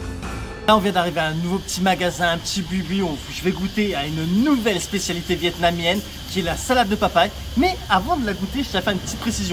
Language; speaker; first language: French; native; French